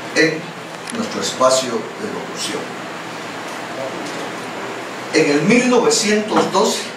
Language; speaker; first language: Spanish; native; Spanish